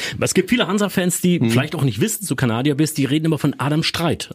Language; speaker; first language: German; native; German